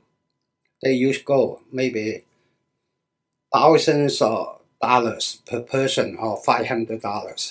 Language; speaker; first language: English; non-native, learner; Cantonese